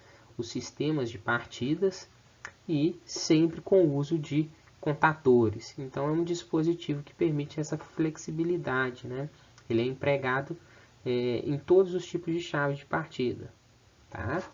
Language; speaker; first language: Portuguese; native; Portuguese